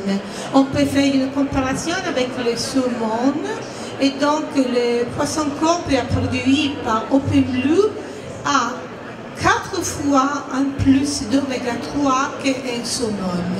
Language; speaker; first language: French; non-native, fluent; Italian